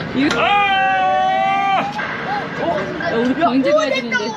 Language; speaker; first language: Korean; non-native, fluent; Uzbek